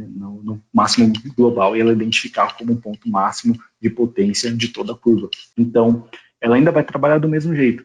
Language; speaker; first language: Portuguese; native; Portuguese